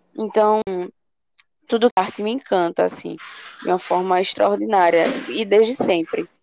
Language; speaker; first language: Portuguese; native; Portuguese